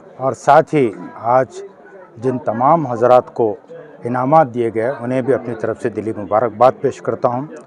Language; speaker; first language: Hindi; non-native, local second language; Urdu